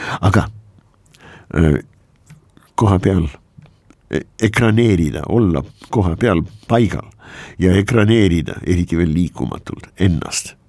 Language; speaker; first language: Estonian; non-native, local second language; Russian